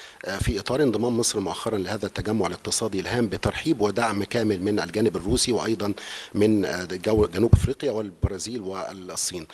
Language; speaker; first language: Arabic; native; Arabic